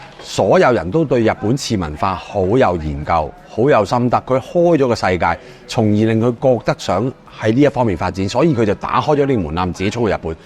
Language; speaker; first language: Cantonese; native; Cantonese